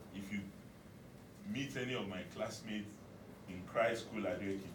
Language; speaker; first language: English; non-native, local second language; Yoruba